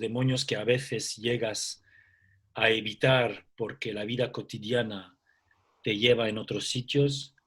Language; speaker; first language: Spanish; early bilingual, heritage; Spanish